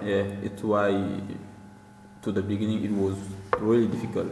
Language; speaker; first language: English; non-native, learner; Wolof